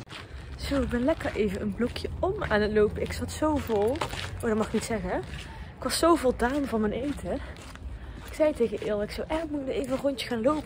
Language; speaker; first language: Dutch; native; Dutch